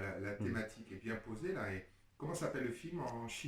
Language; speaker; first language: French; native; French